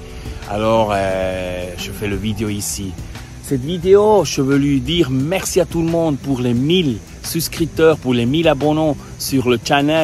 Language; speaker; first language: French; non-native, learner; Spanish